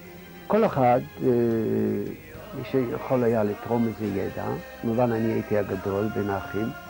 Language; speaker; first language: Hebrew; non-native, fluent; Yiddish